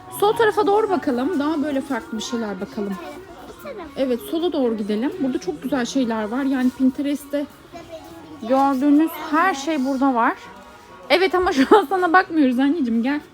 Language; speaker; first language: Turkish; native; Turkish